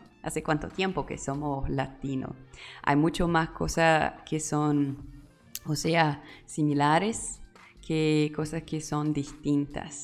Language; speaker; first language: Spanish; non-native, learner; Portuguese